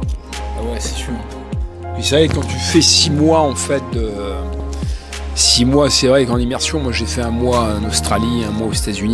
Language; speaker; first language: French; native; French